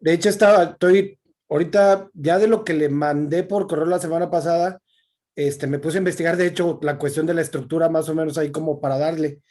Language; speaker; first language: Spanish; native; Spanish